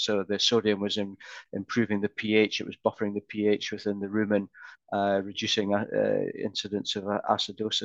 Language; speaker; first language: English; native; English